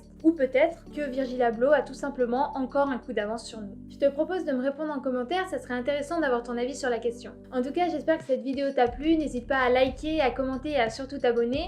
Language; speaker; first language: French; native; French